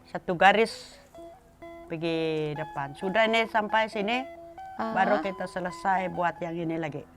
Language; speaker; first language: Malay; non-native, local second language; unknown